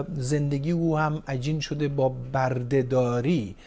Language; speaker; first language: Persian; native; Persian